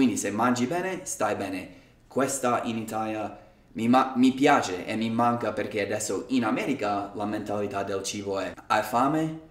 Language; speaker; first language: Italian; non-native, fluent; English